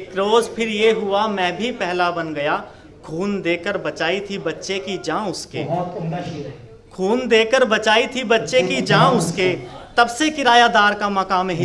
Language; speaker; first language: Hindi; native; Hindi